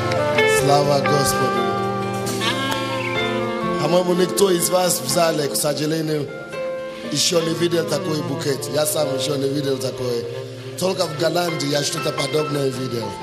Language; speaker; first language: Russian; non-native, fluent; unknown